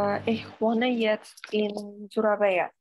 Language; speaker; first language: German; non-native, learner; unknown